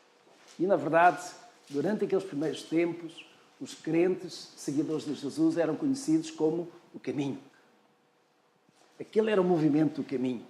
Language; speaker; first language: Portuguese; native; Portuguese